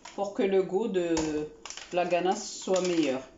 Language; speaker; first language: French; non-native, local second language; Arabic